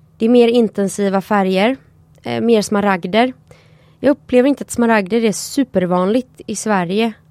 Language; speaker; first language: Swedish; native; Swedish